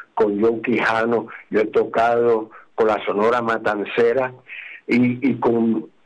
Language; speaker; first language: Spanish; native; Spanish